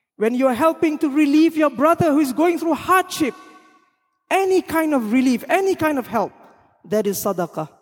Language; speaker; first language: English; non-native, local second language; Malay